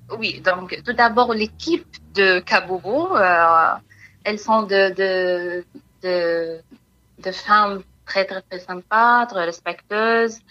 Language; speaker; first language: French; non-native, fluent; Arabic